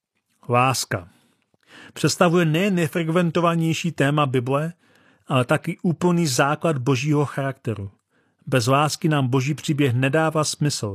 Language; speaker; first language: Czech; native; Czech